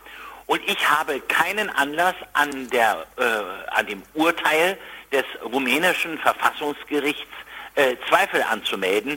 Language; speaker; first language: German; native; German